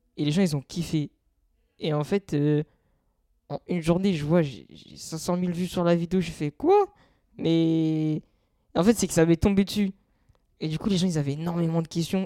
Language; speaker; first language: French; native; French